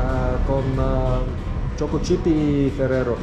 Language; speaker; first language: Spanish; non-native, learner; English